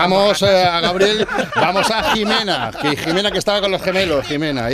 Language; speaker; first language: Spanish; native; Spanish